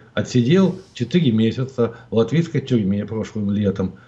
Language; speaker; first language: Russian; native; Russian